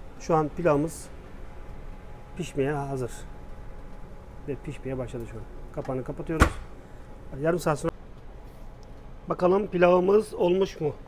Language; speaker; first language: Turkish; native; Turkish